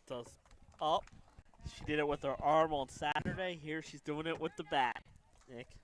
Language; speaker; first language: English; native; English